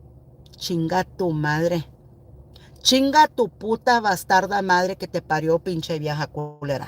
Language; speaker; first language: Spanish; early bilingual, heritage; Spanish